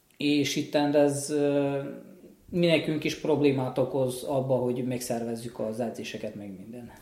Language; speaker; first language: Hungarian; native; Hungarian